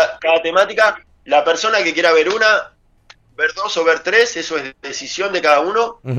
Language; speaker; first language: Spanish; native; Spanish